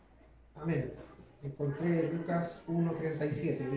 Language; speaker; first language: Spanish; native; Spanish